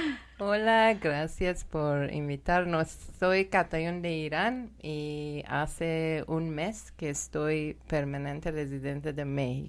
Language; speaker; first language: Spanish; non-native, learner; Persian